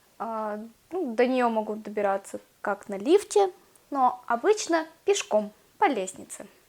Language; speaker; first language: Russian; native; Russian